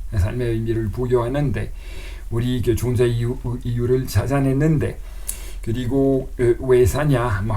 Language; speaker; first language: Korean; non-native, fluent; French